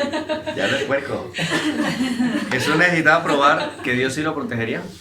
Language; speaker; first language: Spanish; native; Spanish